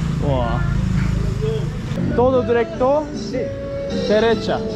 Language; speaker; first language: Spanish; non-native, learner; Turkish